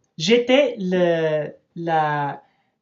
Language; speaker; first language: French; non-native, learner; English